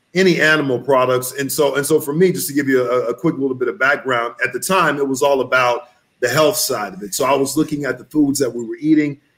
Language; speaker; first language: English; native; English